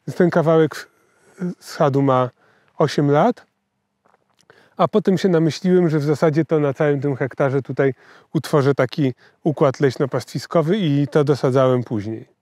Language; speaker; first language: Polish; native; Polish